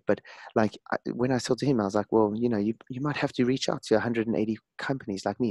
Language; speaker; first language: English; native; English